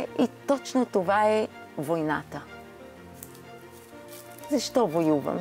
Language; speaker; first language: Bulgarian; non-native, fluent; Hebrew